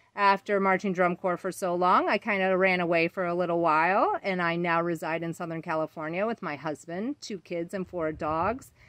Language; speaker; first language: English; native; English